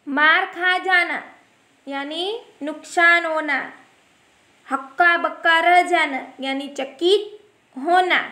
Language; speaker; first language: Hindi; non-native, local second language; Gujarati